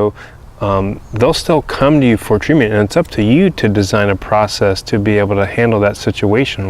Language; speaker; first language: English; native; English